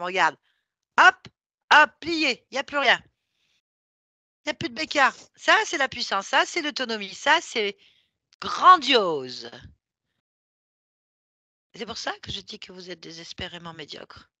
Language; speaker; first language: French; native; French